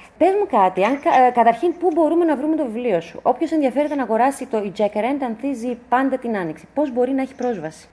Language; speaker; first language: Greek; early bilingual, heritage; Greek